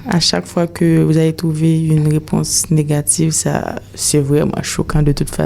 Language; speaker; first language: French; non-native, local second language; Haitian Creole